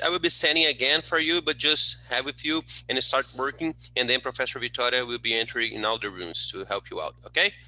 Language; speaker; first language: English; non-native, fluent; Portuguese